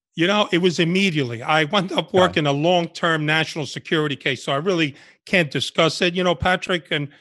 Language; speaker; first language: English; early bilingual, other home language; Spanish